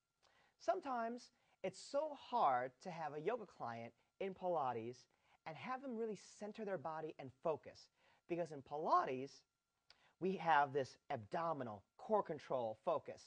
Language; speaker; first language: English; native; English